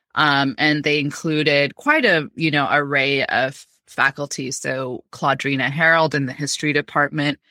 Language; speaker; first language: English; early bilingual, other home language; Amharic